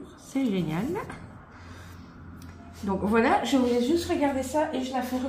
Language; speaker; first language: French; native; French